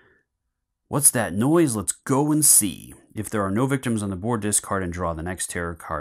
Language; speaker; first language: English; native; English